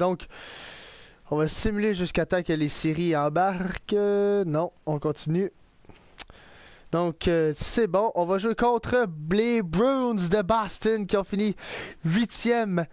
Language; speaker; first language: French; native; French